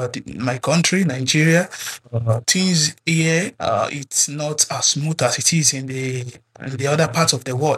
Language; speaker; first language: English; non-native, local second language; Yoruba